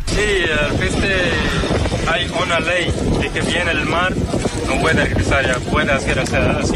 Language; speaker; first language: Spanish; non-native, learner; Arabic